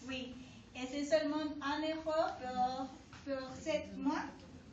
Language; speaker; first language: French; non-native, learner; Spanish